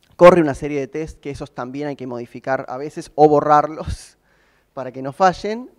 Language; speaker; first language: Spanish; native; Spanish